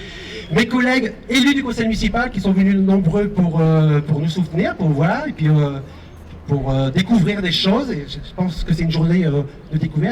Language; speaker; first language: French; native; French